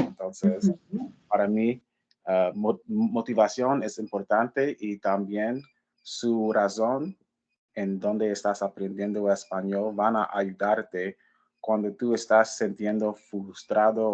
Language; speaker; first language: Spanish; non-native, fluent; English